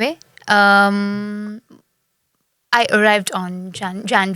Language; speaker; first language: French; non-native, learner; Tamil